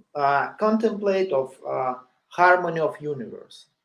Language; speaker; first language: English; non-native, learner; Russian